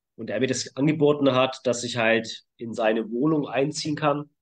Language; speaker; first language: German; native; German